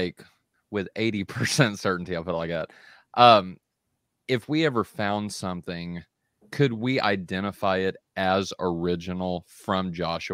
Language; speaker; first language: English; native; English